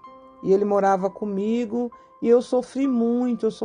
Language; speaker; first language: Portuguese; native; Portuguese